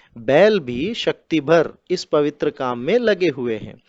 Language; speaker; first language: Hindi; non-native, local second language; Telugu